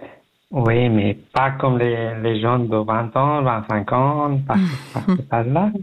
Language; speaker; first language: French; non-native, learner; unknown